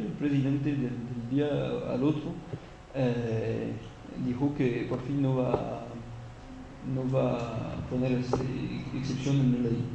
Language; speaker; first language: Spanish; non-native, fluent; French